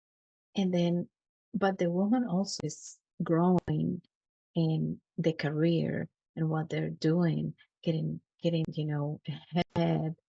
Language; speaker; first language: English; non-native, fluent; Spanish